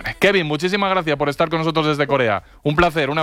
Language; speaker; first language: Spanish; native; Spanish